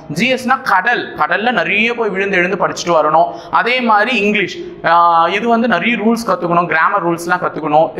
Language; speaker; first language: Tamil; native; Tamil